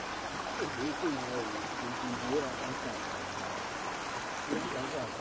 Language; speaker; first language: Chinese; native; Chinese